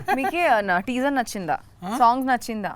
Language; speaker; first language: Telugu; non-native, learner; Bangla